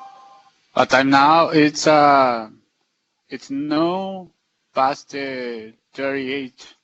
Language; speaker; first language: English; non-native, learner; Portuguese